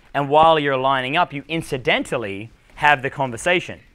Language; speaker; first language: English; native; English